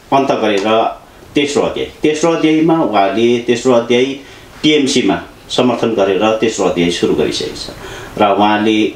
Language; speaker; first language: Nepali; native; Nepali